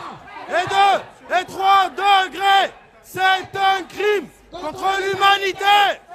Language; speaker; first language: French; native; French